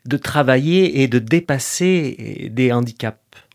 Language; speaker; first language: French; native; French